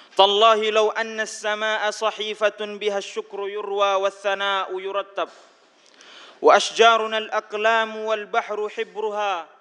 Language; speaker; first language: Arabic; non-native, fluent; Indonesian